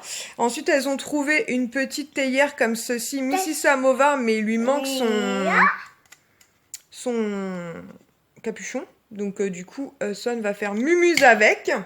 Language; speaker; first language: French; native; French